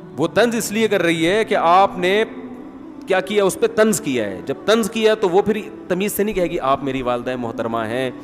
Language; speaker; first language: Urdu; native; Urdu